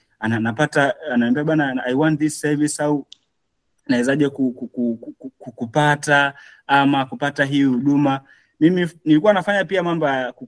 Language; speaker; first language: Swahili; native; Swahili